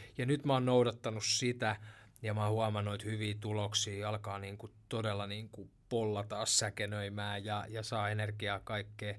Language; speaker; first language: Finnish; native; Finnish